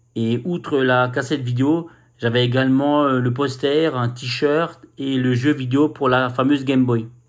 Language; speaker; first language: French; native; French